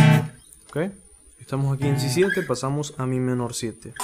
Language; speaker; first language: Spanish; native; Spanish